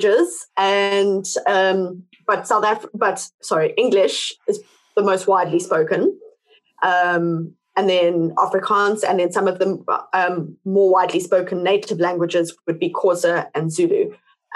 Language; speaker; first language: English; native; English